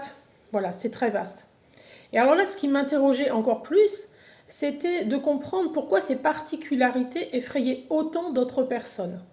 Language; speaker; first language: French; native; French